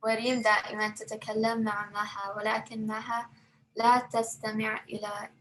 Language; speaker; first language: Arabic; non-native, learner; English